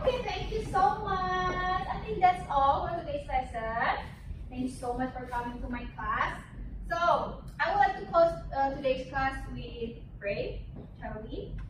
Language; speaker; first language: English; non-native, fluent; Indonesian